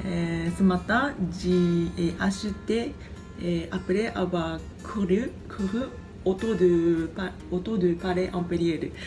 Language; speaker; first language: French; non-native, fluent; Japanese